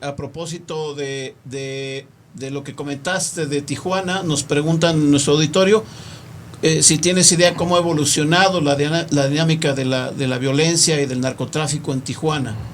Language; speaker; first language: Spanish; native; Spanish